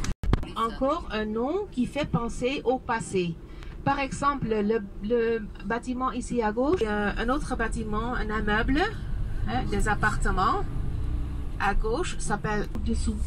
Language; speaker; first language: French; non-native, fluent; Dutch